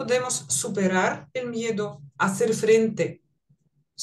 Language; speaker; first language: Spanish; non-native, fluent; Russian